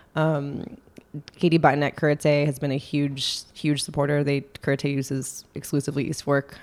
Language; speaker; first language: English; native; English